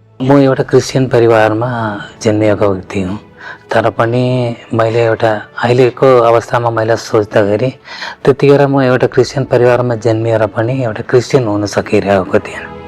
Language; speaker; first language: Nepali; non-native, fluent; Malayalam